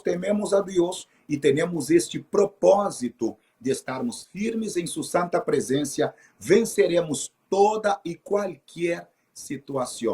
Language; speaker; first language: Spanish; non-native, fluent; Portuguese